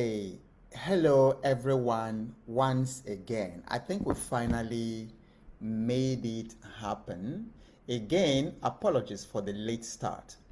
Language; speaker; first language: English; non-native, local second language; Igbo